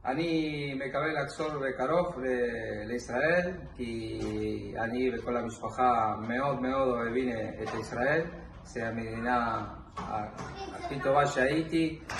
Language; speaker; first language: Hebrew; non-native, learner; Spanish